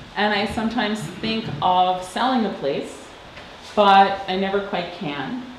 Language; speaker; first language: English; native; English